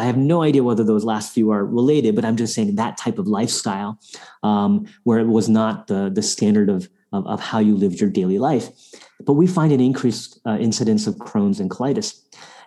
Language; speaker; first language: English; non-native, local second language; Bangla